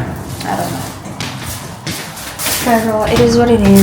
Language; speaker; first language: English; non-native, local second language; Filipino